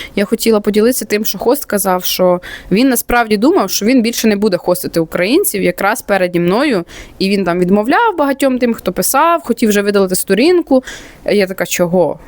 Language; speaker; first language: Ukrainian; non-native, local second language; Russian